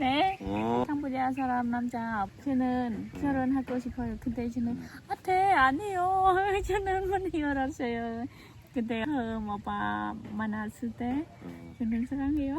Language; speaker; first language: Korean; non-native, learner; Khmer